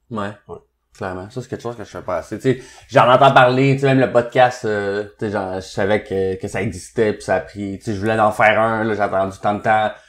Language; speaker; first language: French; native; French